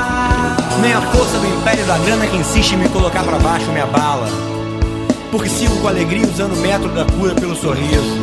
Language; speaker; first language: Portuguese; native; Portuguese